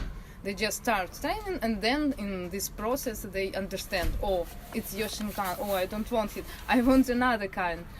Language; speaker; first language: English; non-native, learner; Russian